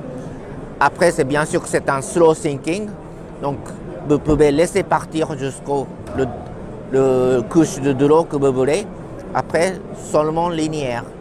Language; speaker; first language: French; non-native, learner; Japanese